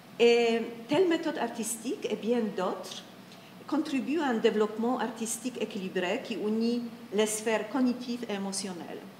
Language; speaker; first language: French; non-native, fluent; Polish